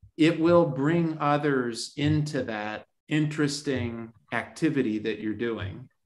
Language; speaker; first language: English; native; English